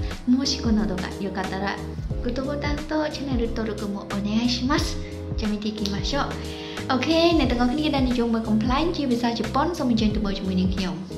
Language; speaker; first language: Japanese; non-native, fluent; Khmer